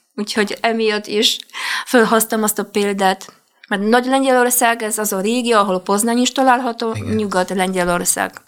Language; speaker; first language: Hungarian; non-native, fluent; Polish